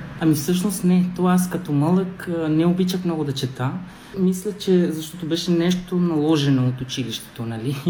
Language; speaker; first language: Bulgarian; non-native, fluent; Spanish